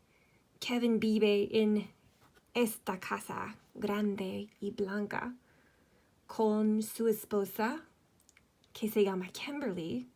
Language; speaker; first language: Spanish; non-native, fluent; English